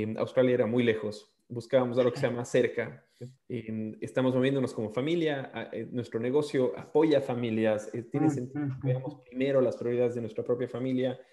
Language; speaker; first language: Spanish; native; Spanish